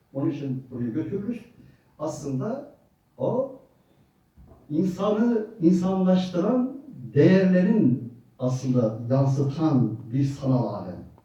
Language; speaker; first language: Turkish; native; Turkish